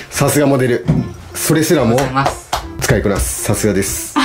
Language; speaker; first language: Japanese; native; Japanese